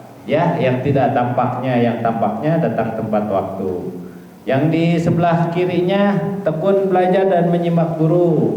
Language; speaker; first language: Indonesian; native; Indonesian